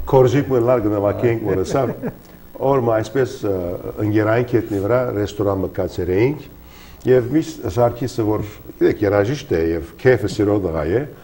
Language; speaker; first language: Armenian; early bilingual, heritage; Armenian